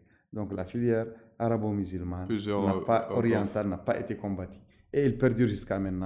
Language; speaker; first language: French; non-native, local second language; Arabic